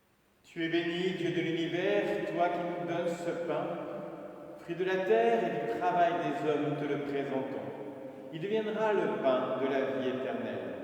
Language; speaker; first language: French; native; French